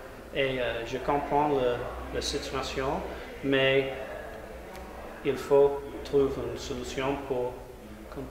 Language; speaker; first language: French; non-native, learner; English